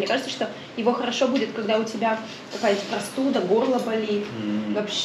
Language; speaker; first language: Russian; native; Russian